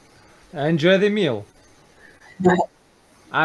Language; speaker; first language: English; non-native, learner; Russian